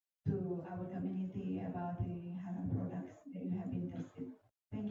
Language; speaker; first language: English; non-native, learner; Indonesian